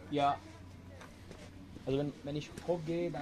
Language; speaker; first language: German; non-native, fluent; Hindi